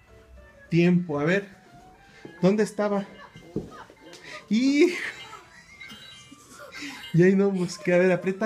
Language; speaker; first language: Spanish; native; Spanish